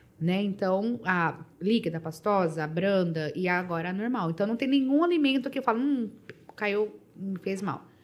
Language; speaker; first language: Portuguese; native; Portuguese